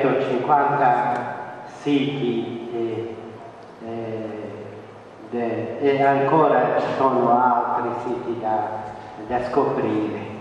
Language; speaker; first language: Italian; non-native, fluent; Central Kurdish